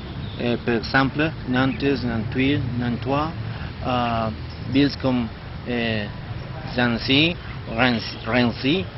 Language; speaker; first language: French; non-native, learner; Spanish